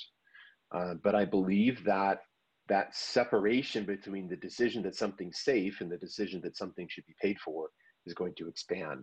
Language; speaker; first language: English; native; English